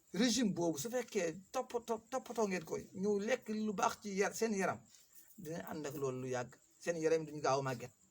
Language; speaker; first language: Wolof; non-native, local second language; Fula